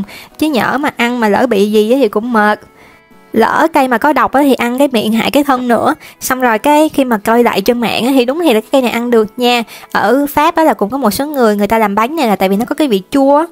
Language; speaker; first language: Vietnamese; native; Vietnamese